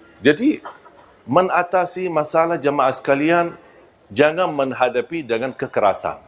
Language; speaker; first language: Malay; non-native, fluent; Arabic